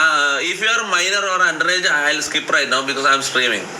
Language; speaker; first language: English; non-native, local second language; Malayalam